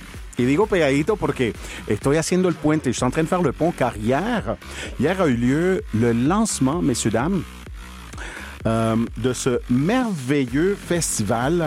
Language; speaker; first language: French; non-native, fluent; Spanish